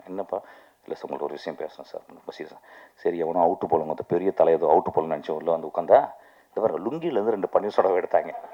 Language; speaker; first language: Tamil; native; Tamil